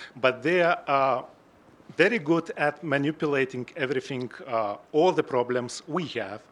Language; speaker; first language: English; non-native, fluent; Lithuanian